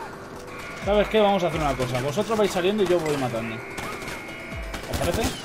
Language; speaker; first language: Spanish; native; Spanish